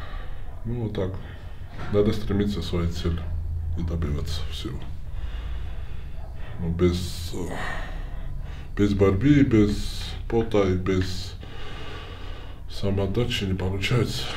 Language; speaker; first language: Russian; non-native, fluent; Georgian